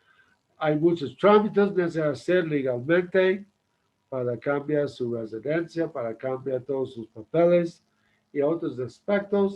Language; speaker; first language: Spanish; non-native, learner; English